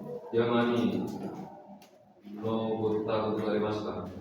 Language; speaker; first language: Japanese; non-native, learner; Indonesian